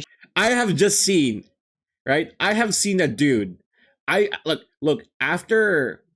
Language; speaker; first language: English; native; English